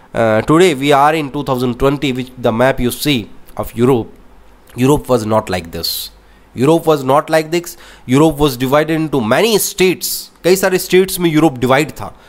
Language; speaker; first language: Hindi; native; Hindi